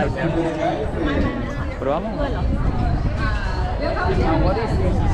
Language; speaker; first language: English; non-native, learner; Spanish